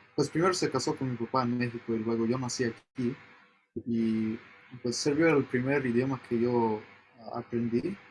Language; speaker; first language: Spanish; early bilingual, heritage; Spanish